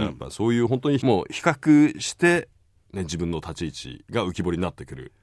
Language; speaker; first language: Japanese; native; Japanese